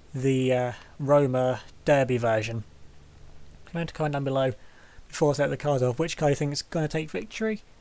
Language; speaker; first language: English; native; English